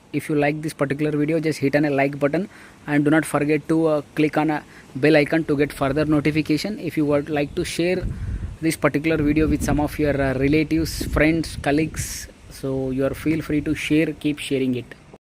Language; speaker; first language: English; non-native, local second language; Telugu